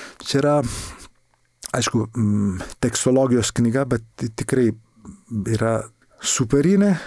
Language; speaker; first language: Lithuanian; non-native, fluent; Italian